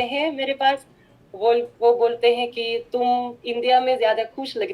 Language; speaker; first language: Hindi; non-native, fluent; Russian